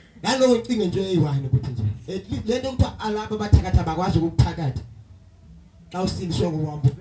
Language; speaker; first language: Zulu; non-native, local second language; Xhosa